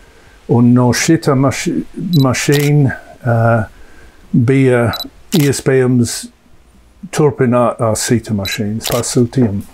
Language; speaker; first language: Latvian; non-native, learner; English